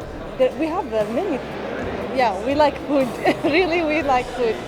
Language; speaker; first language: English; non-native, learner; Arabic